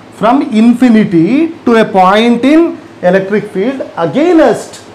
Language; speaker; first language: English; non-native, local second language; Kannada